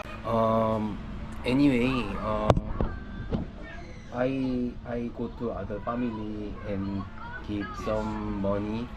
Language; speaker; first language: English; non-native, learner; Korean